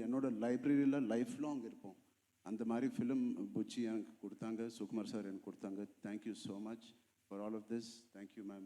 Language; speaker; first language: Tamil; non-native, local second language; Telugu